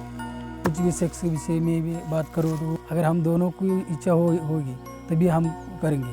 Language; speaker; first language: Hindi; non-native, local second language; Marathi